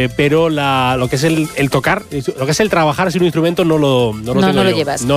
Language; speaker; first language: Spanish; native; Spanish